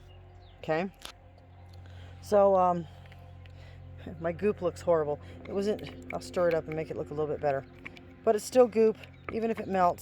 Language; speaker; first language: English; native; English